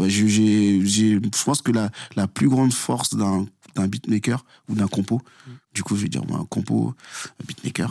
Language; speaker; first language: French; early bilingual, other home language; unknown